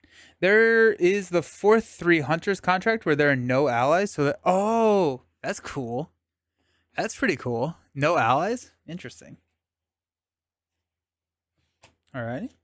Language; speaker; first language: English; native; English